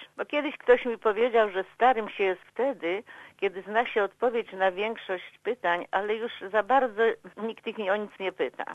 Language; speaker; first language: Polish; native; Polish